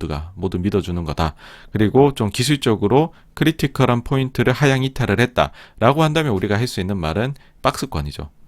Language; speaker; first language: Korean; native; Korean